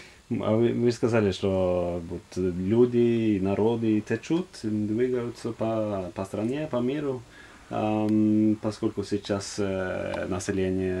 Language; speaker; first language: Russian; non-native, fluent; Norwegian